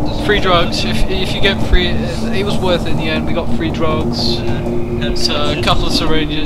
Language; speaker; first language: English; native; English